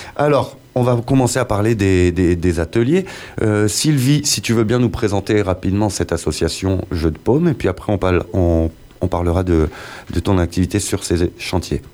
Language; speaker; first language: French; native; French